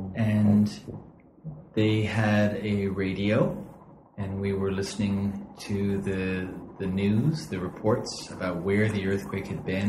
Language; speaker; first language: English; native; English